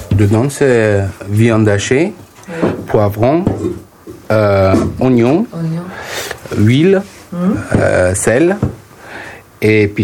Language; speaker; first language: French; non-native, learner; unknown